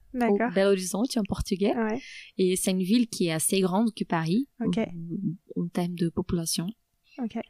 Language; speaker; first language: French; non-native, fluent; Portuguese